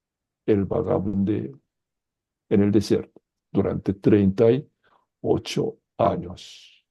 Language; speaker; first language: Spanish; non-native, fluent; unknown